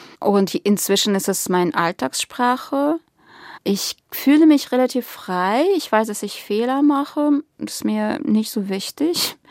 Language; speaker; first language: German; non-native, fluent; Russian